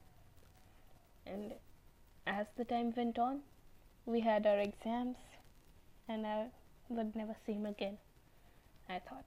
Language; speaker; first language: English; non-native, local second language; Hindi